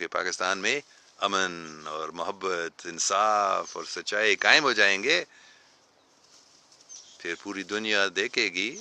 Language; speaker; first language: Hindi; non-native, local second language; English